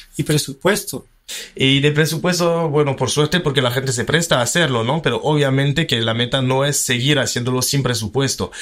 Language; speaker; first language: Spanish; early bilingual, heritage; French